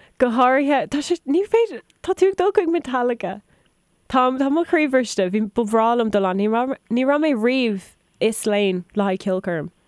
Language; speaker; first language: Irish; non-native, local second language; English